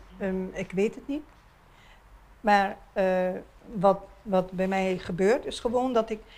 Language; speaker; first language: Dutch; non-native, local second language; Papiamento